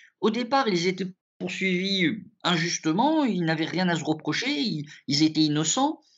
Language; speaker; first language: French; early bilingual, other home language; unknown